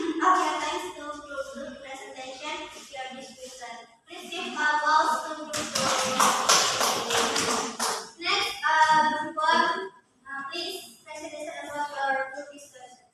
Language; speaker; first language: English; non-native, learner; Indonesian